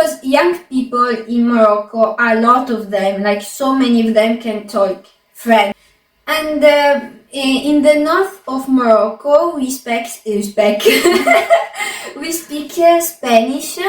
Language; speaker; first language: English; non-native, fluent; Arabic